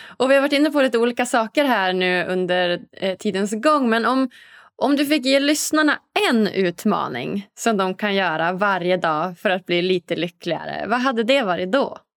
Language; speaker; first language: Swedish; native; Swedish